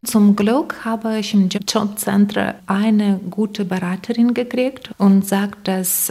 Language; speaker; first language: German; non-native, learner; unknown